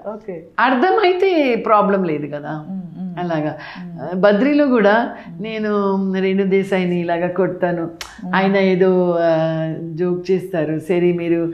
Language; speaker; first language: Telugu; non-native, local second language; Malayalam